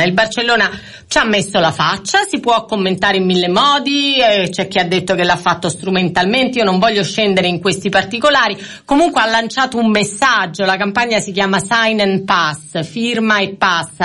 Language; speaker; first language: Italian; native; Italian